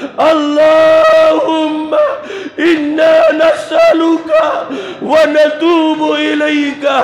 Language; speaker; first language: Arabic; non-native, fluent; Urdu